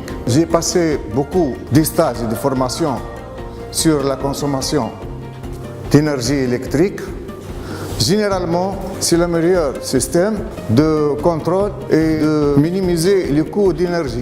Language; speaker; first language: French; non-native, local second language; Arabic